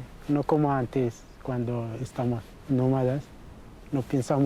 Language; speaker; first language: Spanish; non-native, learner; Central Atlas Tamazight